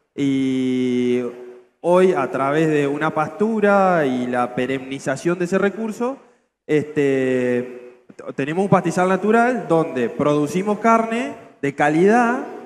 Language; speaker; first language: Spanish; native; Spanish